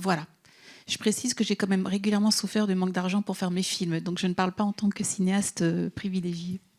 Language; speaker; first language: French; native; French